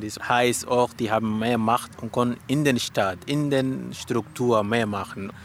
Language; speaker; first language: German; non-native, learner; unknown